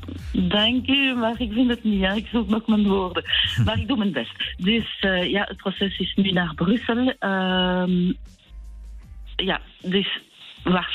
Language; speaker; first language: Dutch; non-native, local second language; French